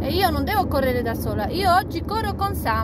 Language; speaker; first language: Italian; non-native, learner; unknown